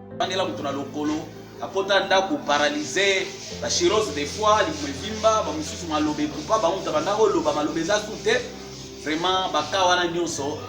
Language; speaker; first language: Lingala; non-native, local second language; Kituba (Democratic Republic of Congo)